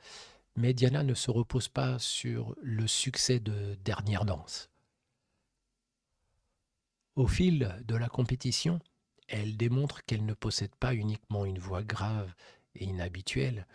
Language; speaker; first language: French; native; French